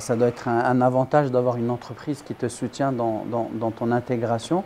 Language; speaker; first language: French; native; French